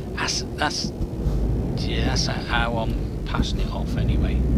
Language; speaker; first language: English; native; English